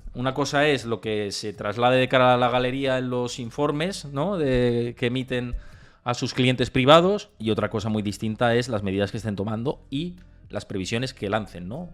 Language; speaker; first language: Spanish; native; Spanish